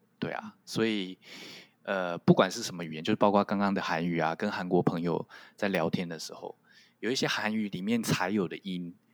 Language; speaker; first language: Chinese; non-native, local second language; Min Nan Chinese